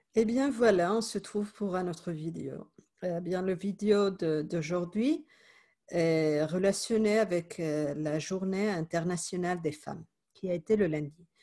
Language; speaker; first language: French; non-native, fluent; Spanish